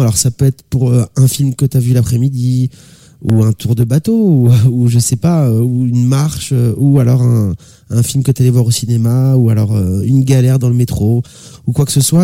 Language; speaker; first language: French; native; French